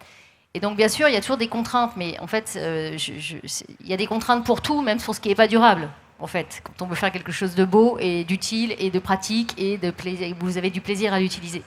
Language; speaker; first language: French; native; French